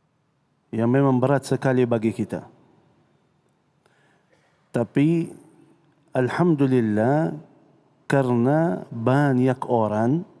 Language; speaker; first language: Indonesian; non-native, fluent; Arabic